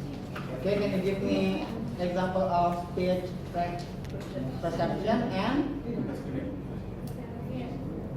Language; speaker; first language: English; non-native, learner; Indonesian